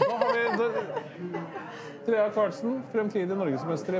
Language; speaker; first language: Norwegian; native; Norwegian